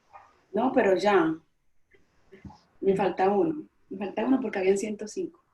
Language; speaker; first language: Spanish; native; Spanish